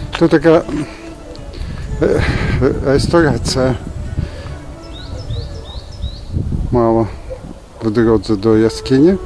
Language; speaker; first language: Polish; non-native, fluent; Turkish